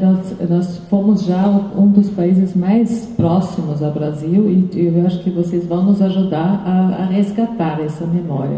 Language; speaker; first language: Portuguese; non-native, fluent; German